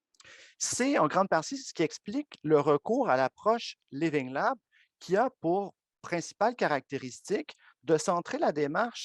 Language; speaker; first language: French; native; French